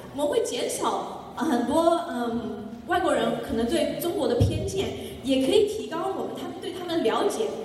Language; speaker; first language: Chinese; non-native, fluent; English